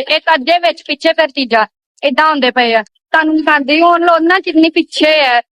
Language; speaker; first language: Hindi; non-native, local second language; Punjabi